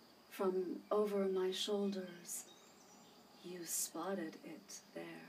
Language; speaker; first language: English; early bilingual, other home language; Persian